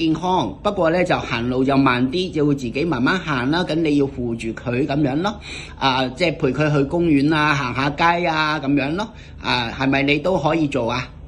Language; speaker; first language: Cantonese; native; Cantonese